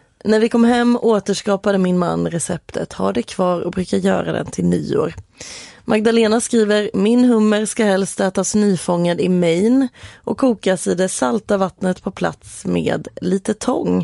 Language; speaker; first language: Swedish; native; Swedish